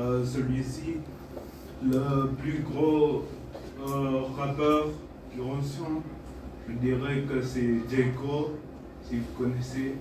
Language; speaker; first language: French; non-native, fluent; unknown